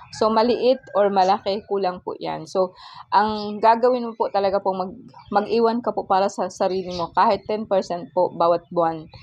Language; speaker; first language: Filipino; non-native, local second language; Cebuano